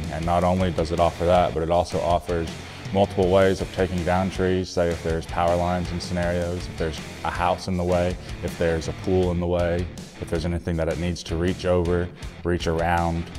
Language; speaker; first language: English; native; English